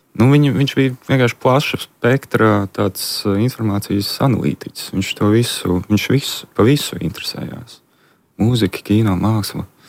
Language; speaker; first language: Latvian; native; Latvian